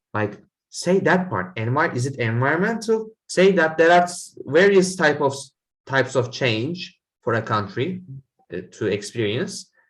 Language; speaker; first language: English; non-native, fluent; Turkish